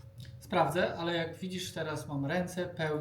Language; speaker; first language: Polish; native; Polish